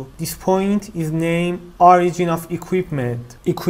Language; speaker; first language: English; non-native, fluent; Persian